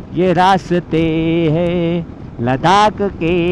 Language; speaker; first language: Hindi; non-native, local second language; Marathi